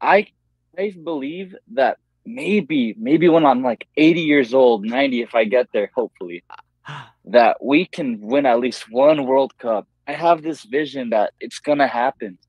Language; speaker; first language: English; native; English